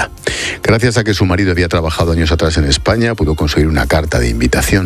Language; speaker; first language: Spanish; native; Spanish